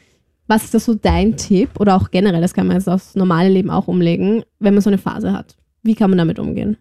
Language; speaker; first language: German; native; German